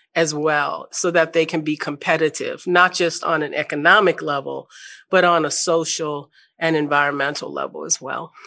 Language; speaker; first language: English; native; English